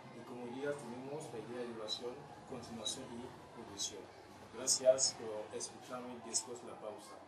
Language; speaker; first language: Spanish; non-native, fluent; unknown